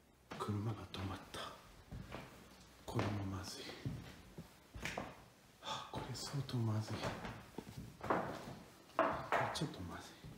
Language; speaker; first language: Japanese; non-native, fluent; French